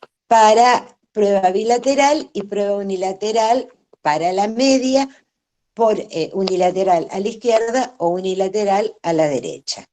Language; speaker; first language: Spanish; native; Spanish